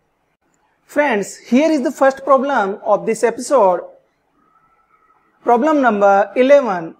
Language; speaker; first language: English; non-native, local second language; Hindi